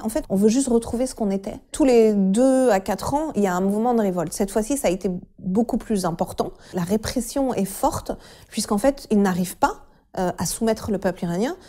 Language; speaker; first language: French; early bilingual, other home language; Persian